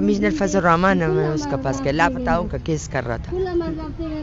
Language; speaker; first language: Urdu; non-native, local second language; Baluchi